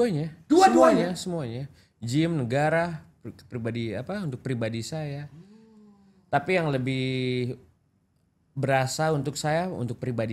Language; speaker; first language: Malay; non-native, local second language; Indonesian